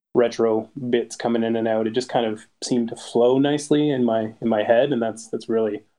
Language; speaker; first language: English; native; English